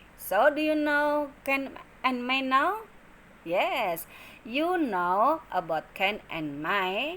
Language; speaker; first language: English; non-native, learner; Indonesian